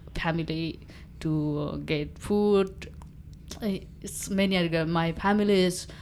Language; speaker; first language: English; non-native, local second language; Nepali